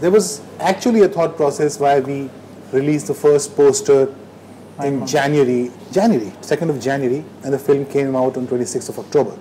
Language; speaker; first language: English; non-native, local second language; Hindi